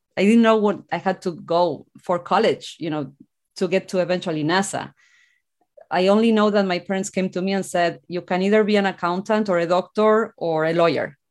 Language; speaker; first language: English; non-native, fluent; Spanish